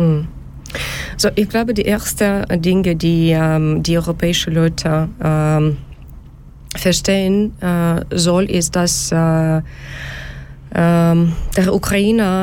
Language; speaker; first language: German; non-native, learner; Ukrainian